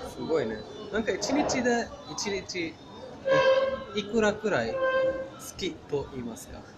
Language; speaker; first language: Japanese; non-native, fluent; Persian